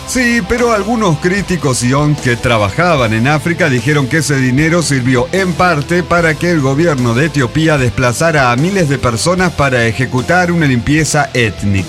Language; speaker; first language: Spanish; native; Spanish